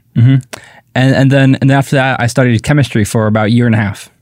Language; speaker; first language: English; native; English